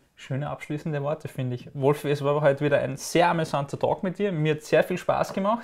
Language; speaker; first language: German; native; German